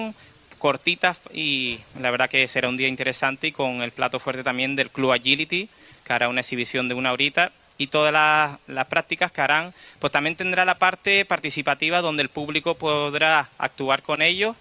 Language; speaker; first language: Spanish; native; Spanish